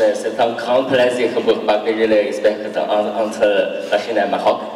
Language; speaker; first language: French; non-native, learner; Chinese